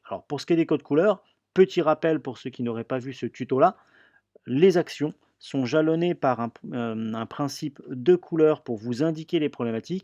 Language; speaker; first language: French; native; French